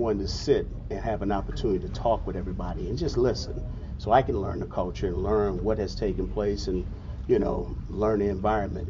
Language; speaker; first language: English; native; English